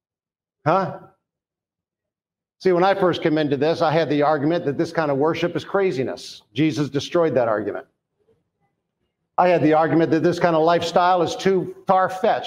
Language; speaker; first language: English; native; English